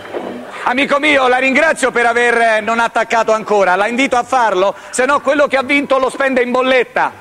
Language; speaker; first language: Italian; native; Italian